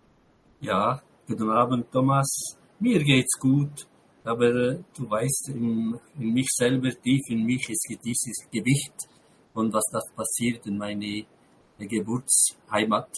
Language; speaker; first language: German; non-native, fluent; Arabic